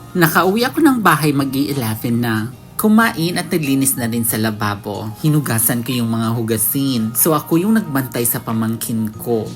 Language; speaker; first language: Filipino; non-native, local second language; Cebuano